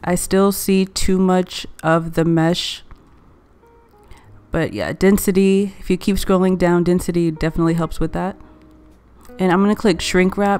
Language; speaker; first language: English; native; English